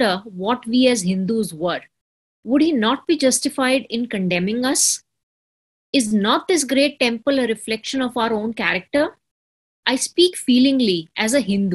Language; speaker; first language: English; non-native, local second language; Hindi